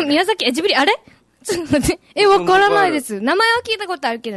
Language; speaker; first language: Japanese; native; Japanese